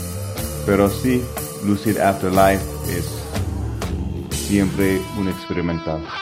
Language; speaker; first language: Spanish; non-native, learner; English